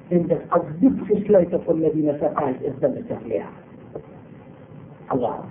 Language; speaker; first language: German; non-native, fluent; Arabic